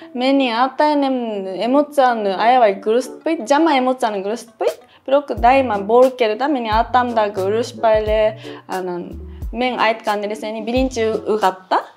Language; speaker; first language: Kyrgyz; non-native, fluent; Japanese